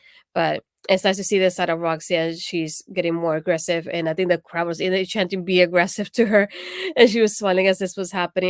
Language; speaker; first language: English; native; English